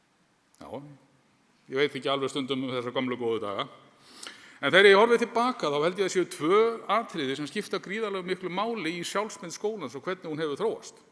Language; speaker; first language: Icelandic; native; Icelandic